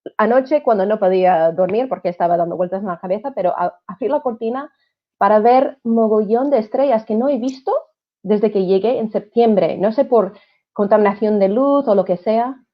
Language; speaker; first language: Spanish; non-native, fluent; English